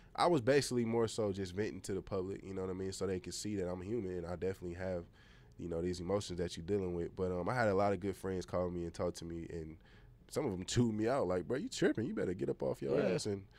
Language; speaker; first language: English; native; English